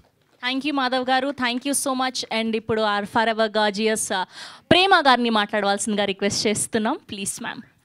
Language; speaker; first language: Telugu; native; Telugu